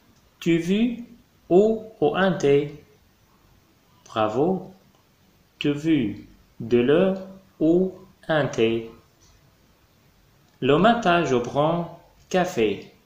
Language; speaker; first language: French; non-native, fluent; Arabic